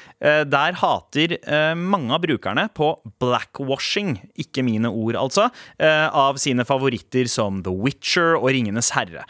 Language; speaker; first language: Norwegian; early bilingual, other home language; Punjabi